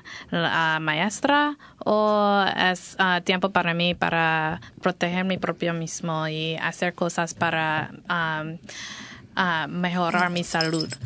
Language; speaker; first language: Spanish; non-native, learner; English